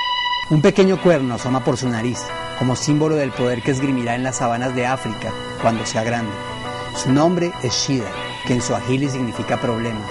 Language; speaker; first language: Spanish; native; Spanish